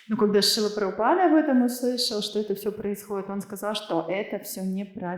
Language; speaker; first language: Russian; native; Russian